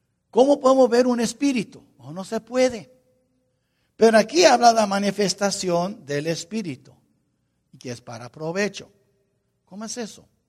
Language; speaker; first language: Spanish; non-native, fluent; English